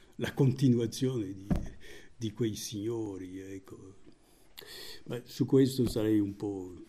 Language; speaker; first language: Italian; non-native, fluent; French